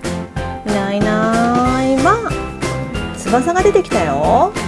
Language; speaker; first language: Japanese; native; Japanese